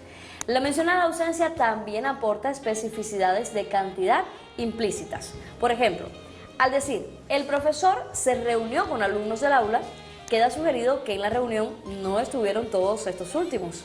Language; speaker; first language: Spanish; native; Spanish